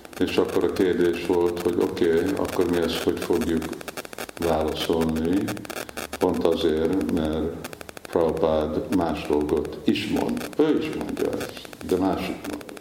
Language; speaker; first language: Hungarian; early bilingual, heritage; Hungarian